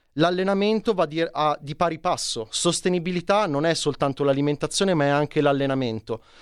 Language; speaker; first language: Italian; native; Italian